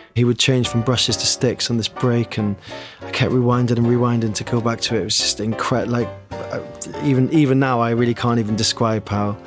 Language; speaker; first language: English; native; English